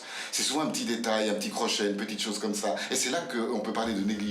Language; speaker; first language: French; native; French